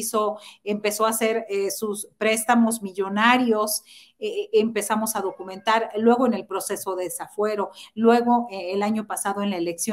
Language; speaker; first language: Spanish; native; Spanish